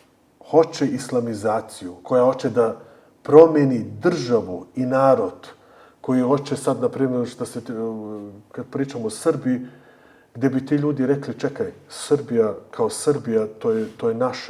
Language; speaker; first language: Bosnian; early bilingual, heritage; Bosnian